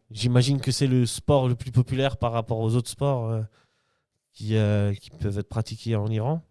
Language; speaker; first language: French; native; French